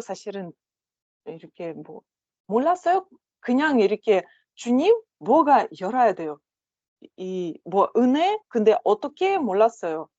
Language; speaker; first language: Korean; non-native, learner; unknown